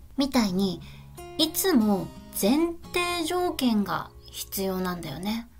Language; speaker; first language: Japanese; native; Japanese